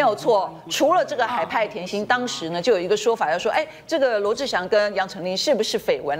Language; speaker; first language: Chinese; native; Chinese